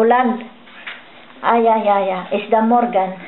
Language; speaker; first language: Dutch; non-native, learner; Filipino